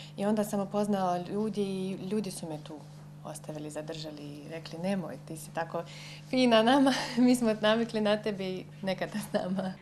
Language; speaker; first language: Croatian; non-native, fluent; Russian